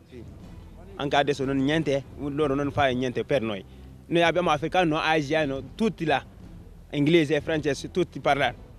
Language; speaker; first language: Italian; non-native, learner; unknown